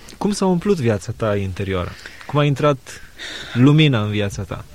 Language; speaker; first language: Romanian; native; Romanian